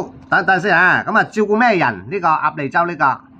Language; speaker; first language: Cantonese; native; Cantonese